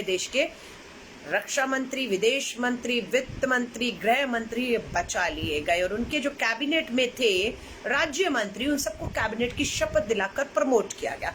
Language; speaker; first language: Hindi; native; Hindi